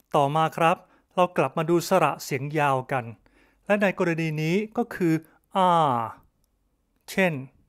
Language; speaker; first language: Thai; native; Thai